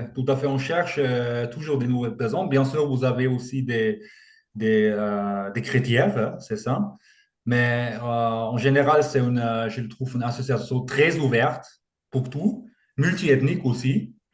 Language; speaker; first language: French; non-native, fluent; German